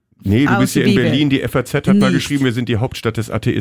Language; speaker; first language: German; native; German